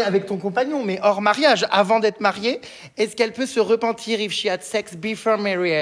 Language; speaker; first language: French; native; French